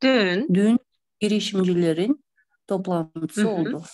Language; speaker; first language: Turkish; non-native, learner; Kyrgyz